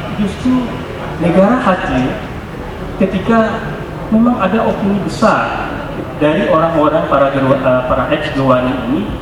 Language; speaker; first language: Indonesian; non-native, local second language; Minangkabau